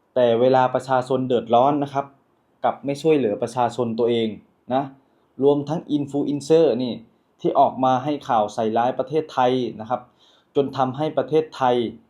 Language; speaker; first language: Thai; native; Thai